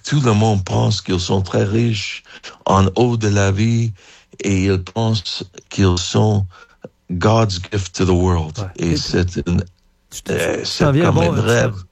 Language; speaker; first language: French; non-native, learner; English